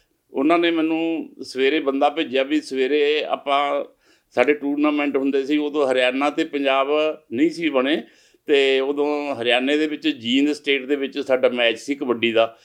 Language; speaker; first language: Punjabi; native; Punjabi